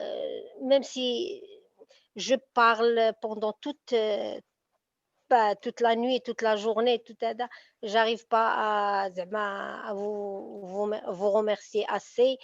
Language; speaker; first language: French; non-native, local second language; Arabic